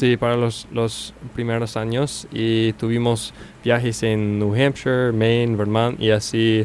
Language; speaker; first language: Spanish; non-native, learner; English